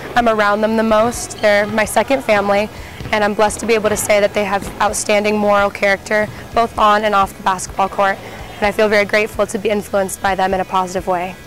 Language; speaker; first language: English; native; English